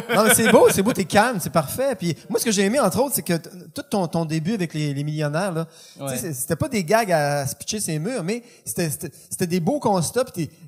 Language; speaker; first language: French; native; French